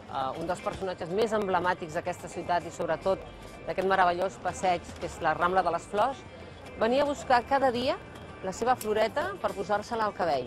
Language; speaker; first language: Catalan; native; Catalan